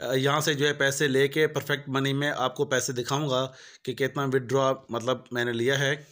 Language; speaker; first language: Urdu; non-native, local second language; Punjabi